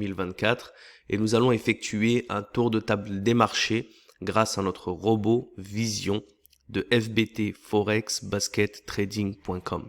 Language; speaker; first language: French; native; French